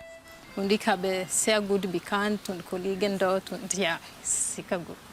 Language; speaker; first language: German; non-native, learner; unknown